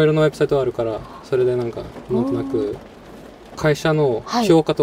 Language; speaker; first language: Japanese; non-native, fluent; Norwegian